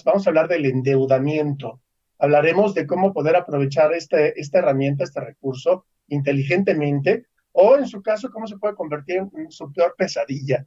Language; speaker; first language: Spanish; native; Spanish